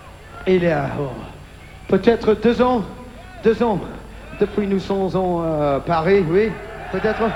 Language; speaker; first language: French; non-native, learner; English